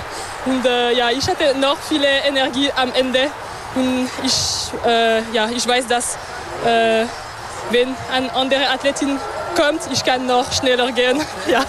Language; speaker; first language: German; non-native, local second language; French